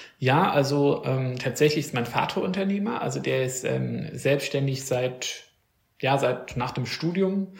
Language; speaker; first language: German; native; German